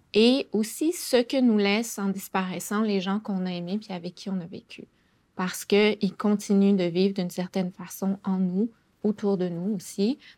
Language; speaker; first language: French; native; French